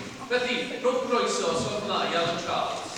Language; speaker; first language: Welsh; native; Welsh